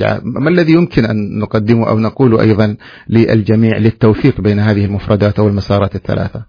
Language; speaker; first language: Arabic; native; Arabic